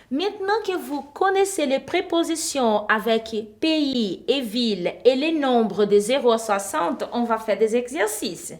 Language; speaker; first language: French; non-native, fluent; Portuguese